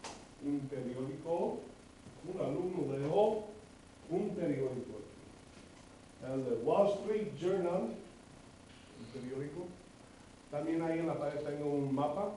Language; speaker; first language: Spanish; non-native, fluent; English